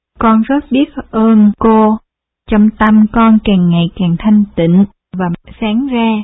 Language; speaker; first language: Vietnamese; early bilingual, heritage; Vietnamese